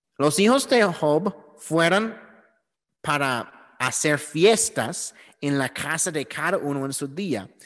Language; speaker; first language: Spanish; non-native, learner; English